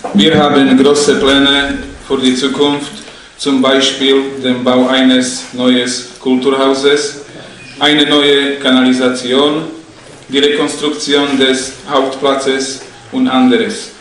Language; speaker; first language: German; non-native, fluent; Slovak